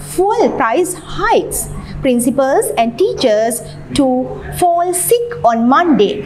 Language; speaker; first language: English; non-native, local second language; Sinhala